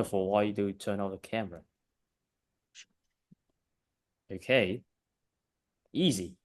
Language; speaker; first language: English; non-native, fluent; Vietnamese